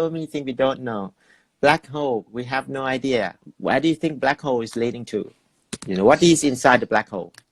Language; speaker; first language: English; non-native, fluent; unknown